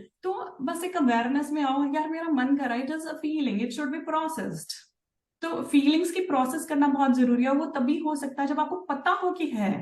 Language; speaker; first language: Hindi; native; Hindi